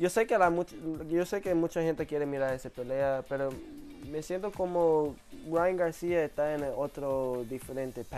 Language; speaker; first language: Spanish; early bilingual, heritage; English